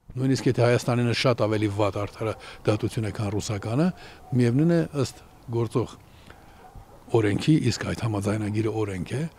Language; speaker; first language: Armenian; native; Armenian